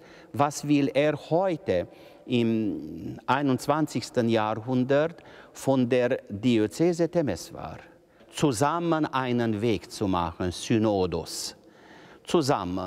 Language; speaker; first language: German; non-native, local second language; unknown